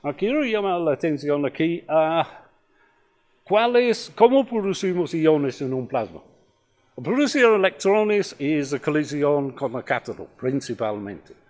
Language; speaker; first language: Spanish; non-native, fluent; English